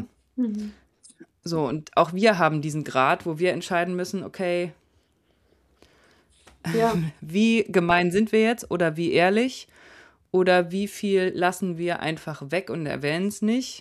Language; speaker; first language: German; native; German